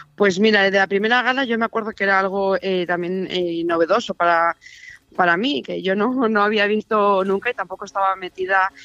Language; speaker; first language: Spanish; native; Spanish